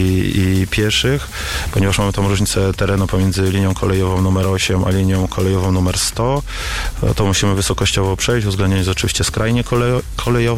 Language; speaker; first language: Polish; native; Polish